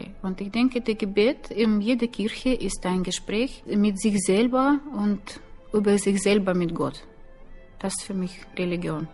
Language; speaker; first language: German; non-native, learner; Russian